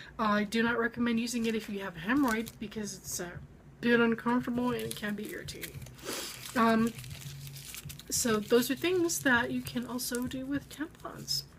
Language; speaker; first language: English; native; English